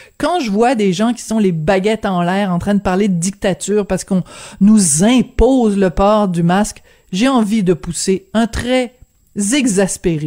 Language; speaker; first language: French; native; French